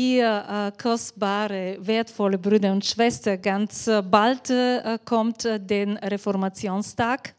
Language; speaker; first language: German; non-native, fluent; Bulgarian